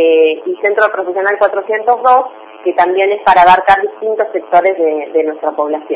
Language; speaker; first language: Spanish; native; Spanish